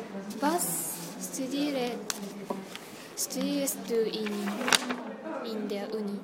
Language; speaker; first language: German; non-native, learner; Japanese